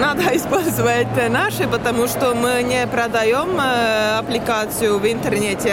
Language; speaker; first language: Russian; non-native, learner; Estonian